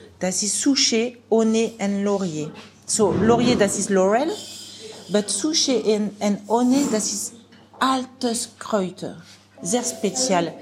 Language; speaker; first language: German; non-native, learner; French